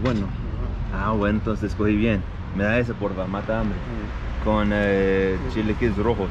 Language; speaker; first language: Spanish; non-native, learner; English